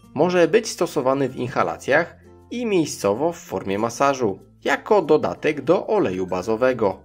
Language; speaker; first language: Polish; native; Polish